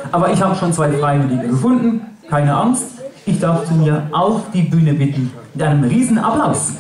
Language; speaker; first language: German; native; German